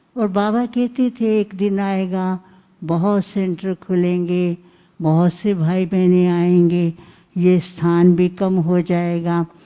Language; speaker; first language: Hindi; native; Hindi